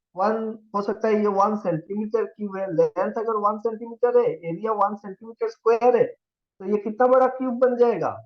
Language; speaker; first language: Hindi; non-native, local second language; Assamese